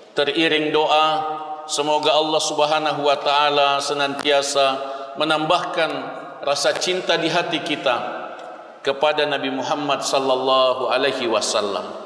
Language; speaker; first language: Malay; non-native, local second language; Buginese